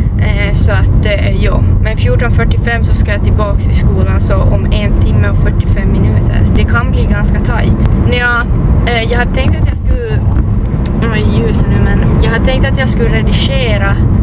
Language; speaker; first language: Swedish; native; Swedish